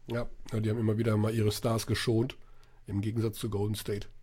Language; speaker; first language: German; native; German